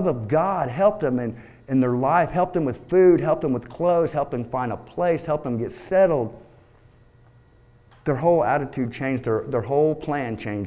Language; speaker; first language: English; native; English